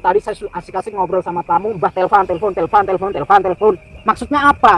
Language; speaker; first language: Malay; non-native, local second language; Javanese